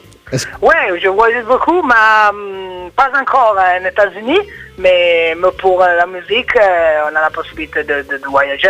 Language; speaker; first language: French; non-native, learner; Italian